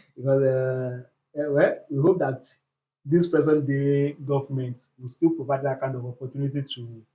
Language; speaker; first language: English; non-native, local second language; Yoruba